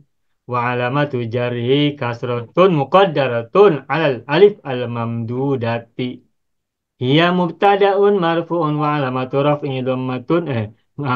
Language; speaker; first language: Arabic; non-native, fluent; Indonesian